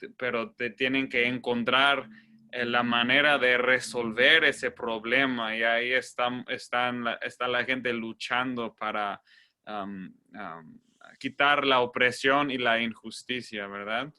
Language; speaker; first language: Spanish; non-native, fluent; English